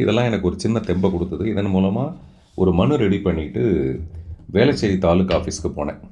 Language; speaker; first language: Tamil; non-native, local second language; Telugu